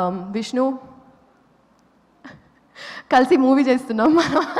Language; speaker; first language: Telugu; non-native, local second language; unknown